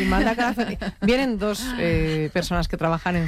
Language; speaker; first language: Spanish; native; Spanish